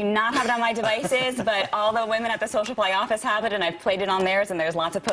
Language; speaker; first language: English; native; English